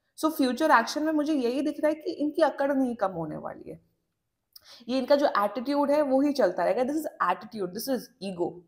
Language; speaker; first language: Hindi; native; Hindi